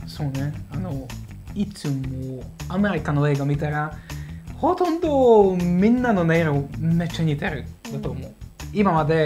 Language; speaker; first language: Japanese; non-native, fluent; Hungarian